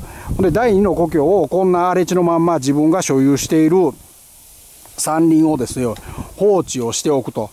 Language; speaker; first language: Japanese; native; Japanese